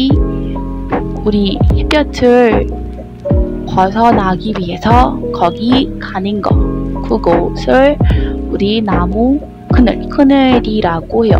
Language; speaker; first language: Korean; non-native, learner; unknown